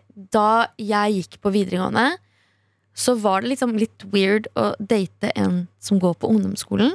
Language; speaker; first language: Norwegian; early bilingual, other home language; Kurdish